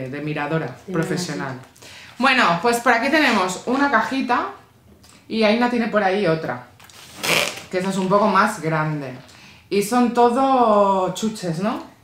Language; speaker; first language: Spanish; native; Spanish